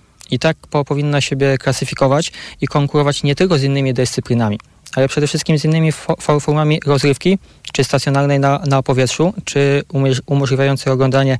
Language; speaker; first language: Polish; native; Polish